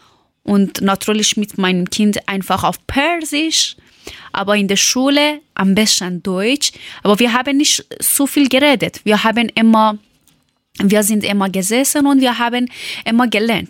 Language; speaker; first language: German; non-native, learner; Persian